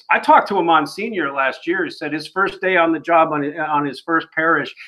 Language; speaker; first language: English; native; English